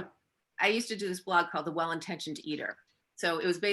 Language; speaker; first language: English; native; English